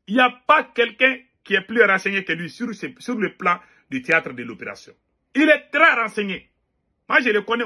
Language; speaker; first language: French; non-native, local second language; Bambara